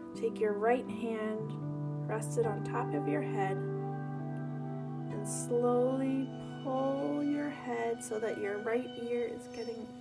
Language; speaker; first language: English; native; English